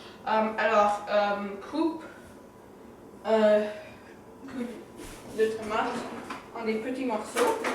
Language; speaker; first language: French; non-native, learner; English